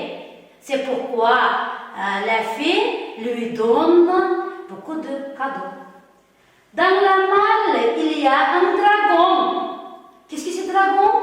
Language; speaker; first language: French; non-native, fluent; Uzbek